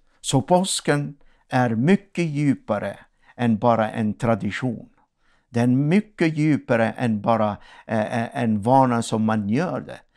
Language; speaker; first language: Swedish; non-native, fluent; Arabic